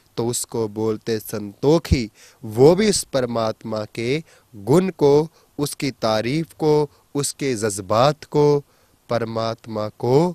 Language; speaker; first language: Hindi; non-native, local second language; Punjabi